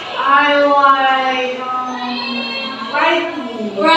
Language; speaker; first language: English; non-native, learner; Indonesian